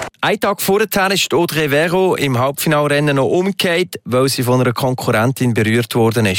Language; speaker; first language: German; native; German